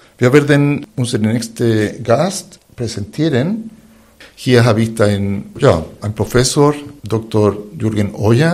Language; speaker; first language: German; non-native, fluent; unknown